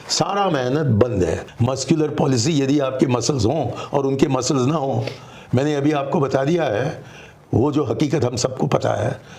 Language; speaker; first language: Hindi; non-native, local second language; Tamil